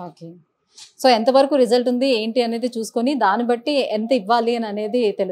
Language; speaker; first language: Telugu; native; Telugu